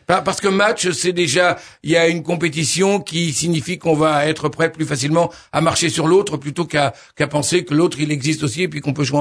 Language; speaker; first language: French; native; French